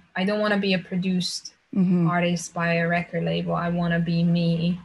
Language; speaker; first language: English; early bilingual, other home language; Slovenian